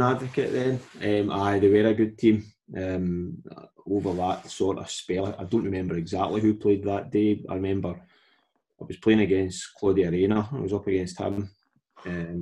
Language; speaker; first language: English; native; English